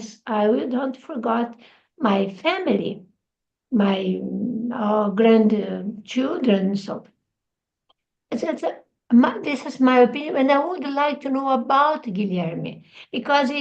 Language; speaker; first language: English; non-native, learner; Portuguese